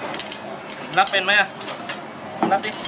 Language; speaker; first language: Chinese; non-native, learner; Thai